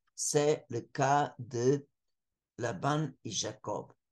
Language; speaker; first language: French; non-native, fluent; Portuguese